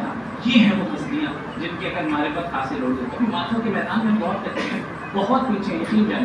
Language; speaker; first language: Urdu; native; Urdu